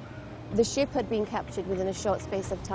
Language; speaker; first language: English; native; English